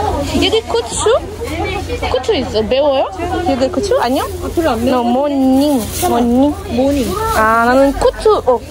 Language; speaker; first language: Korean; non-native, learner; Portuguese